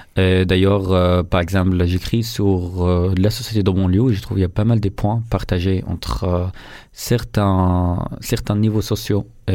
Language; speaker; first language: French; non-native, fluent; Arabic